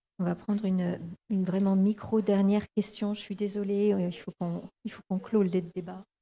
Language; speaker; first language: French; native; French